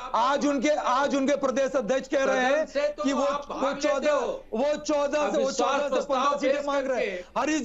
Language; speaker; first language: Hindi; native; Hindi